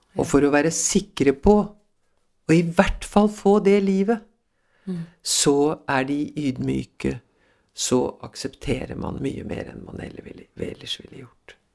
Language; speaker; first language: Norwegian; early bilingual, other home language; Swedish